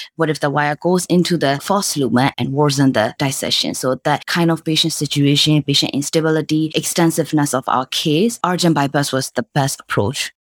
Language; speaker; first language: English; non-native, fluent; Burmese